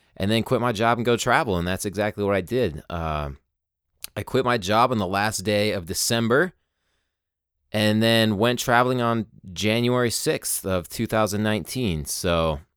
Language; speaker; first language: English; native; English